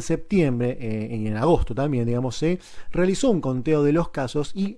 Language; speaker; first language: Spanish; native; Spanish